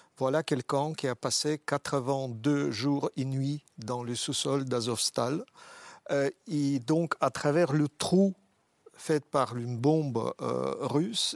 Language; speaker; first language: French; non-native, fluent; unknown